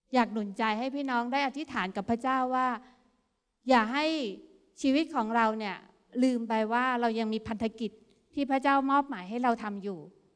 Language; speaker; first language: Thai; native; Thai